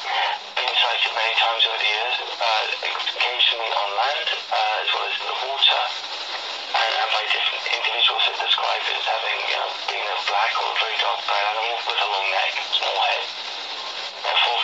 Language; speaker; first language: English; native; English